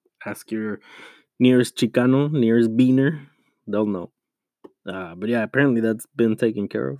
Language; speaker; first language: English; early bilingual, other home language; Spanish